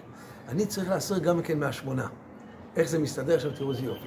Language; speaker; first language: Hebrew; native; Hebrew